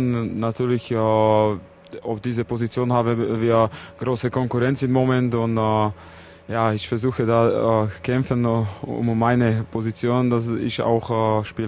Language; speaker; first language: German; non-native, fluent; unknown